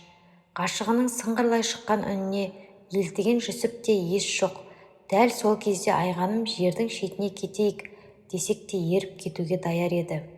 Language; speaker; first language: Kazakh; native; Kazakh